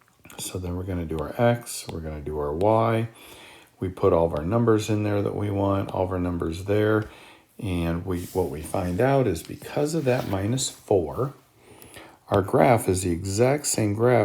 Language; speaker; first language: English; native; English